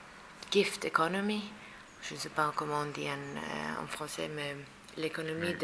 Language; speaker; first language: French; non-native, learner; Norwegian